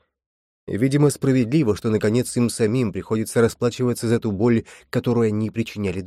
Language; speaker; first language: Russian; native; Russian